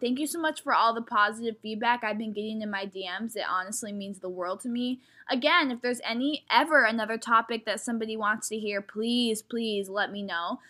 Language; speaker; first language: English; early bilingual, other home language; Spanish